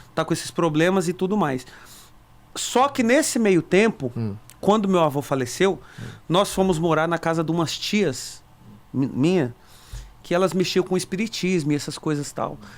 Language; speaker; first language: Portuguese; native; Portuguese